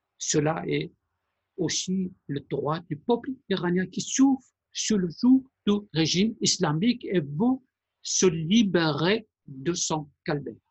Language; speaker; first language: French; non-native, fluent; Persian